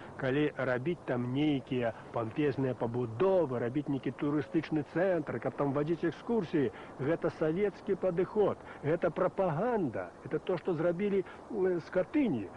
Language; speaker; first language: Belarusian; native; Belarusian